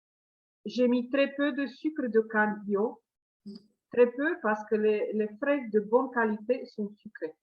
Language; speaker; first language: French; non-native, fluent; Romanian